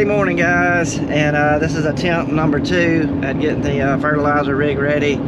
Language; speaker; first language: English; native; English